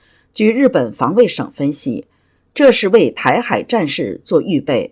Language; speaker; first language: Chinese; native; Chinese